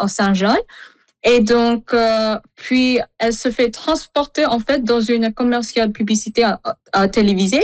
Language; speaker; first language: French; non-native, fluent; Filipino